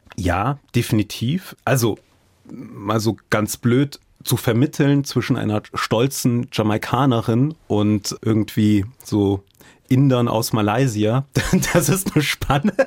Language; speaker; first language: German; early bilingual, other home language; English